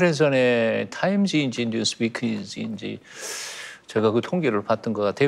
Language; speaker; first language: Korean; native; Korean